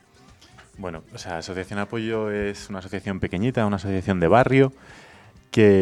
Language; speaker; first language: Spanish; native; Spanish